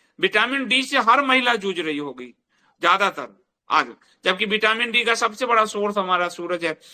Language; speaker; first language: Hindi; native; Hindi